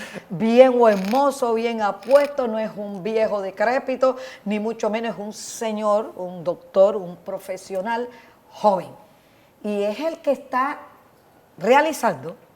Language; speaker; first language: Spanish; native; Spanish